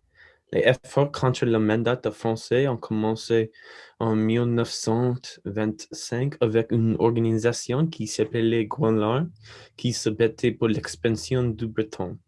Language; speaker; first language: French; non-native, learner; English